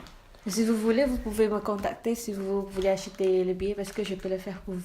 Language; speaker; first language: French; non-native, learner; Malay